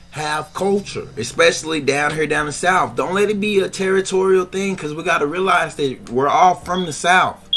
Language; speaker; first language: English; native; English